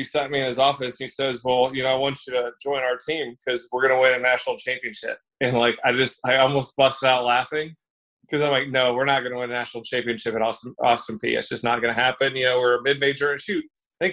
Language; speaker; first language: English; native; English